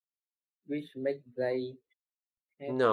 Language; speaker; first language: English; non-native, learner; Vietnamese